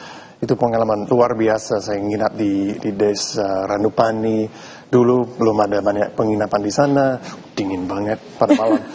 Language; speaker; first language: Indonesian; non-native, fluent; English